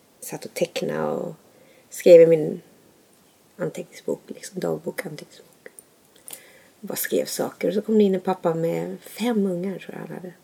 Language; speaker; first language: Swedish; native; Swedish